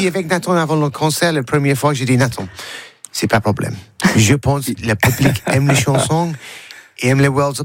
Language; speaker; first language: French; non-native, learner; English